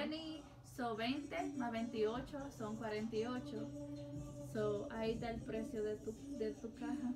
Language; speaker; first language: Spanish; early bilingual, heritage; Spanish